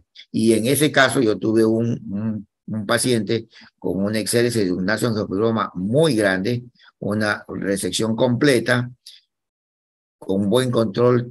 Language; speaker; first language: Spanish; native; Spanish